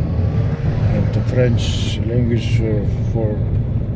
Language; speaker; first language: English; non-native, learner; Kazakh